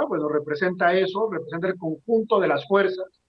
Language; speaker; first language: Spanish; native; Spanish